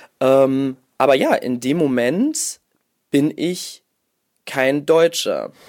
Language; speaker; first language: German; early bilingual, other home language; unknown